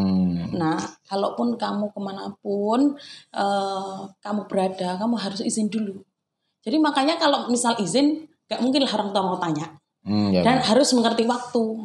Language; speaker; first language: Indonesian; non-native, local second language; Javanese